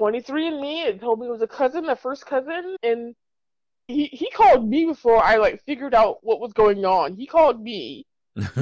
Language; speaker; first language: English; native; English